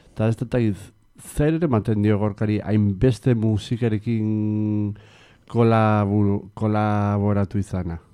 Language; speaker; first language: Basque; native; Basque